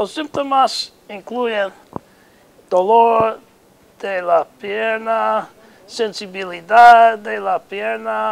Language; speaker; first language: Spanish; non-native, learner; English